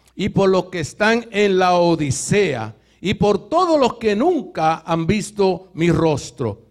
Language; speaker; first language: Spanish; native; Spanish